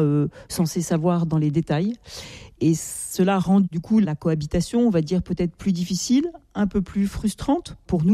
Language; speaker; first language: French; native; French